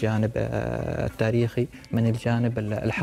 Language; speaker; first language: Arabic; native; Arabic